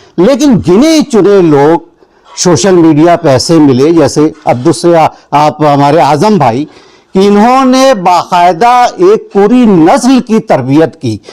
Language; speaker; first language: Urdu; native; Urdu